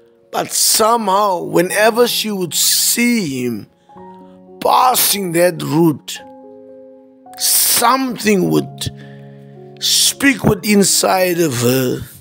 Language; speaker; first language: English; non-native, local second language; Afrikaans